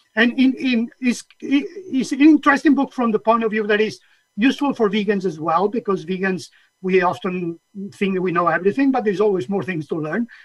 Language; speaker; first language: English; non-native, fluent; Catalan